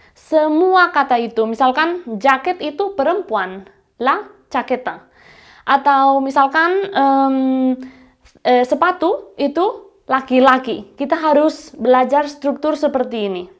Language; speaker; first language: Indonesian; non-native, fluent; Spanish